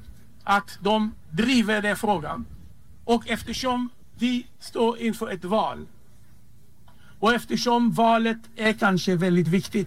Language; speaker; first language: Swedish; non-native, fluent; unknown